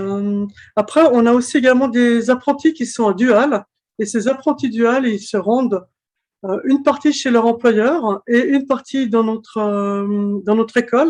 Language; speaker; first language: French; native; French